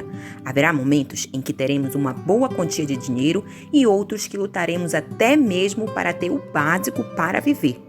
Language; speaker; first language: Portuguese; native; Portuguese